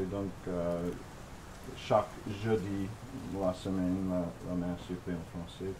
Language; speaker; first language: French; non-native, fluent; English